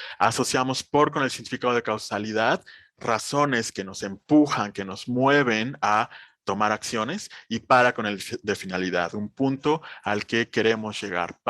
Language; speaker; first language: Spanish; native; Spanish